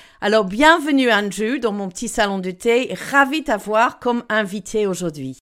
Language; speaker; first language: French; non-native, fluent; English